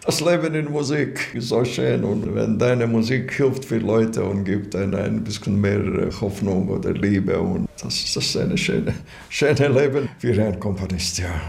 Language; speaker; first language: German; non-native, learner; Latvian